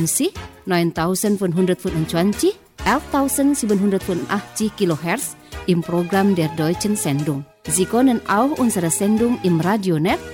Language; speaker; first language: German; non-native, fluent; Indonesian